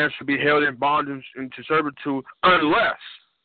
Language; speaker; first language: English; native; English